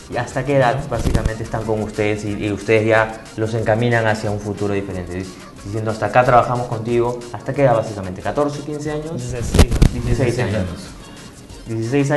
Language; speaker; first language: Spanish; native; Spanish